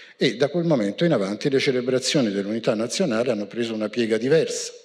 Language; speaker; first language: Italian; native; Italian